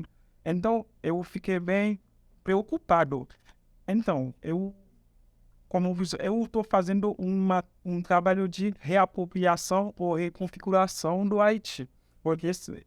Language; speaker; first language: Portuguese; non-native, fluent; Haitian Creole